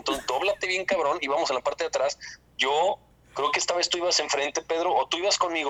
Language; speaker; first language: Spanish; native; Spanish